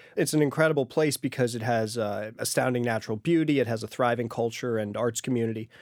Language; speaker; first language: English; native; English